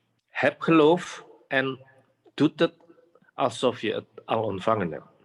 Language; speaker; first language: Dutch; non-native, fluent; Indonesian